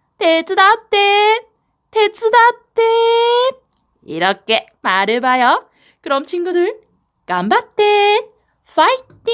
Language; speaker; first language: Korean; non-native, fluent; Japanese